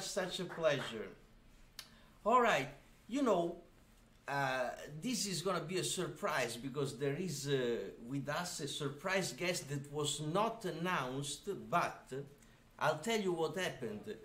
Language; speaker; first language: English; non-native, fluent; Italian